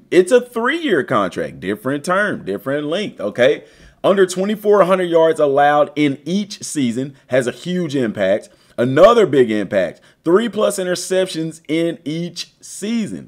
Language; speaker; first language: English; native; English